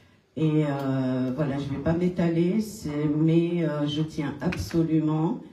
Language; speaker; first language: French; non-native, local second language; Kabyle